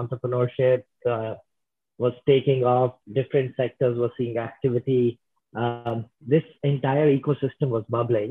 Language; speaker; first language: English; non-native, local second language; Hindi